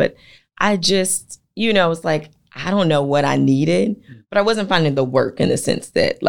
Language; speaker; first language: English; native; English